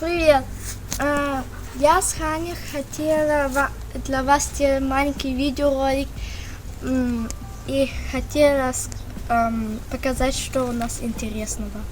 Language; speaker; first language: Russian; early bilingual, heritage; Russian